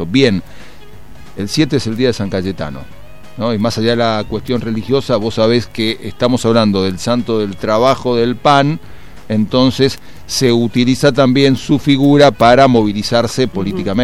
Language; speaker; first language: Spanish; native; Spanish